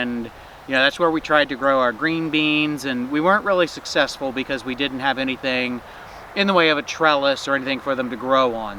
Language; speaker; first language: English; native; English